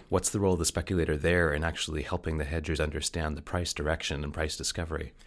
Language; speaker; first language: English; native; English